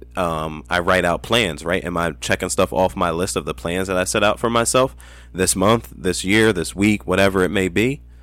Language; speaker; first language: English; native; English